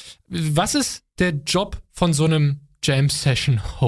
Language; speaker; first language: German; native; German